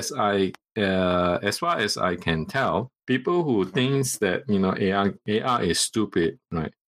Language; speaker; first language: English; non-native, local second language; Cantonese